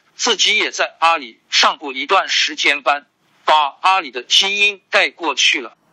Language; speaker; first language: Chinese; non-native, local second language; Hakka Chinese